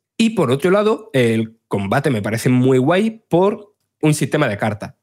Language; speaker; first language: Spanish; native; Spanish